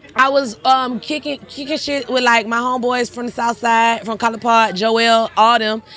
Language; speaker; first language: English; native; English